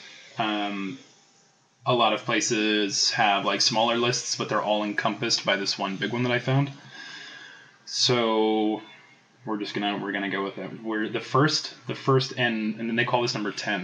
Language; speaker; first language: English; native; English